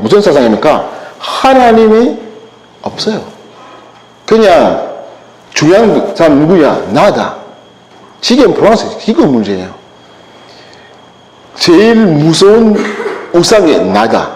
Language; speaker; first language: Korean; non-native, learner; French